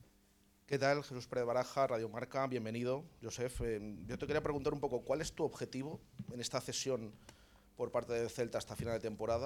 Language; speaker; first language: Spanish; native; Spanish